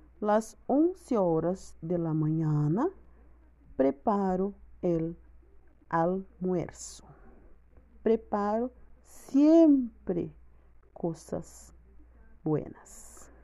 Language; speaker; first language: Spanish; non-native, learner; Portuguese